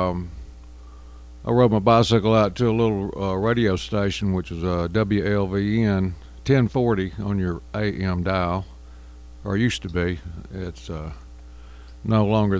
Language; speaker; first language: English; native; English